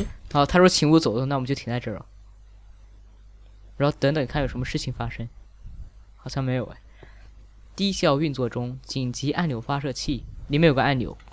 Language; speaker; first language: Chinese; native; Chinese